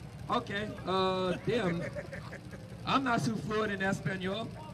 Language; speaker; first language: English; native; English